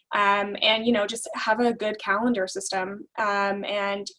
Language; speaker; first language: English; native; English